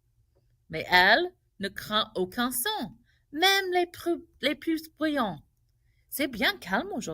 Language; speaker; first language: French; non-native, fluent; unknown